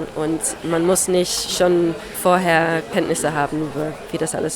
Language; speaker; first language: German; non-native, fluent; English